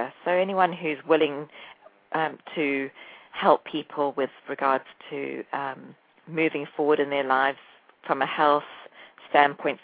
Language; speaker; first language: English; native; English